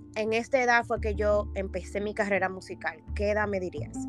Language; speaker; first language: Spanish; native; Spanish